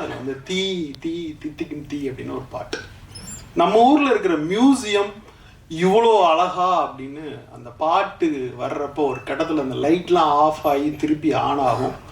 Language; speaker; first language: Tamil; native; Tamil